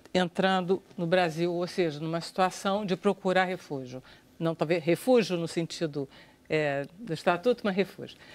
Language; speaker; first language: Portuguese; native; Portuguese